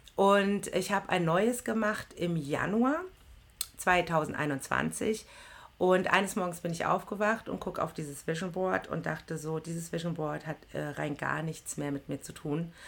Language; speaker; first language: German; native; German